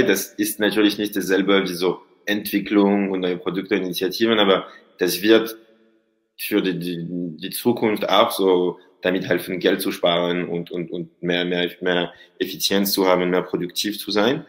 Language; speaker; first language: German; non-native, learner; French